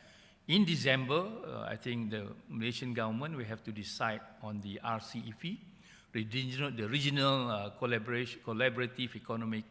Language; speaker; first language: English; non-native, local second language; Malay